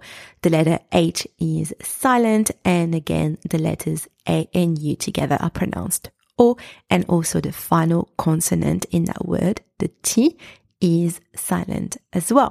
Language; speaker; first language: English; non-native, fluent; French